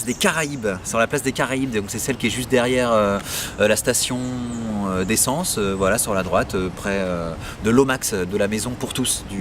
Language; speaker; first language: French; native; French